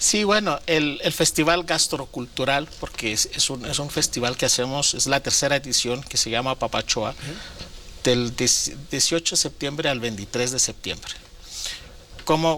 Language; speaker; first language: Spanish; non-native, fluent; Greek